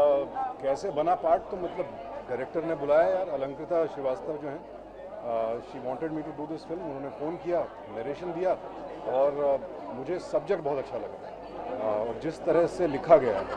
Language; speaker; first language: Hindi; native; Hindi